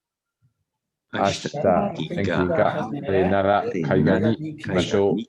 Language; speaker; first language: Japanese; non-native, learner; English